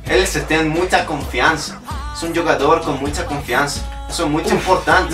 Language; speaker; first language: Portuguese; non-native, learner; Spanish